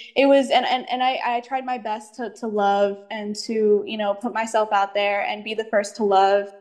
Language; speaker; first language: English; native; English